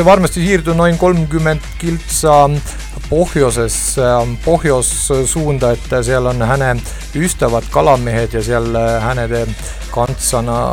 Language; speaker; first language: Finnish; non-native, learner; Estonian